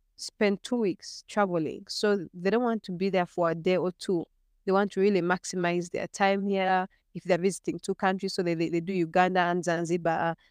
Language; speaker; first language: English; non-native, local second language; Ganda